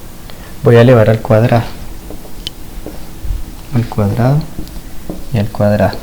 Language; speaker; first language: Spanish; native; Spanish